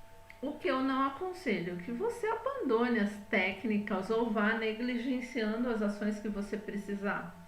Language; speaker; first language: Portuguese; native; Portuguese